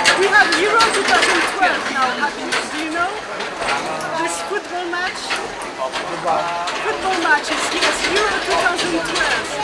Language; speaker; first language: English; non-native, learner; Polish